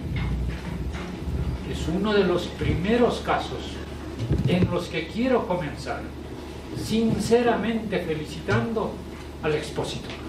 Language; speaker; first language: Spanish; native; Spanish